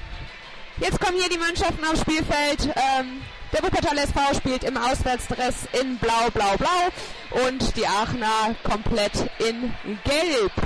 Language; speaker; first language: German; native; German